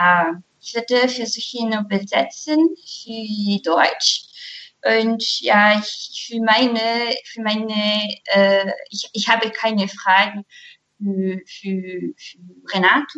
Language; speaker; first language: German; non-native, learner; Portuguese